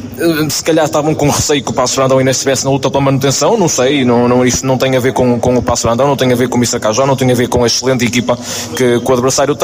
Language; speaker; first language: Portuguese; native; Portuguese